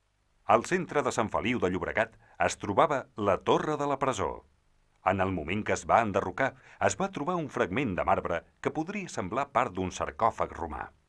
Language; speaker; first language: Catalan; native; Catalan